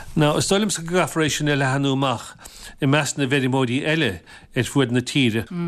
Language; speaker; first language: Irish; native; Irish